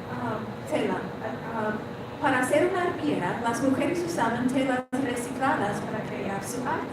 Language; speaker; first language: Spanish; non-native, fluent; English